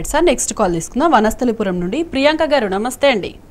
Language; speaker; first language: Telugu; native; Telugu